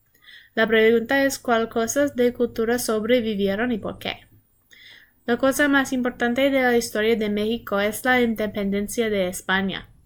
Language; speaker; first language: Spanish; non-native, learner; English